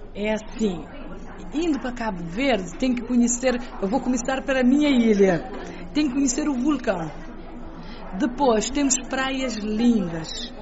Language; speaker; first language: Portuguese; non-native, local second language; Kabuverdianu